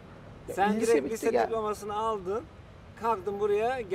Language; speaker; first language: Turkish; native; Turkish